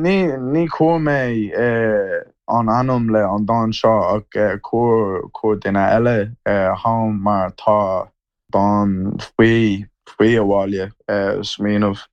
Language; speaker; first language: Irish; non-native, learner; English